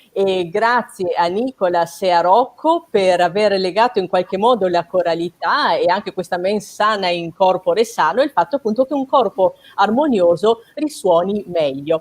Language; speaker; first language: Italian; native; Italian